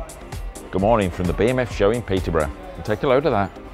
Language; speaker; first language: English; native; English